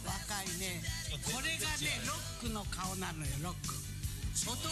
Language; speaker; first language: Japanese; native; Japanese